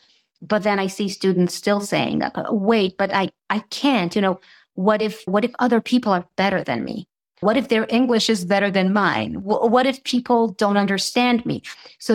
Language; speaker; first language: English; non-native, fluent; Serbian